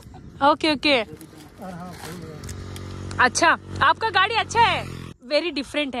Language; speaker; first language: Hindi; non-native, local second language; Kannada